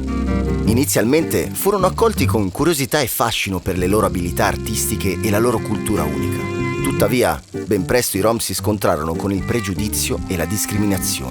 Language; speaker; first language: Italian; native; Italian